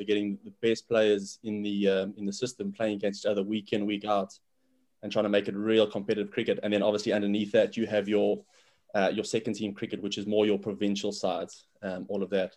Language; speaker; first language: English; native; English